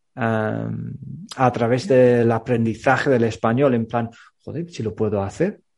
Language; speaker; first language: Spanish; non-native, fluent; English